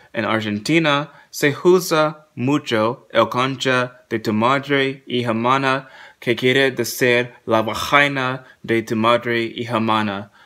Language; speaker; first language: Spanish; non-native, learner; English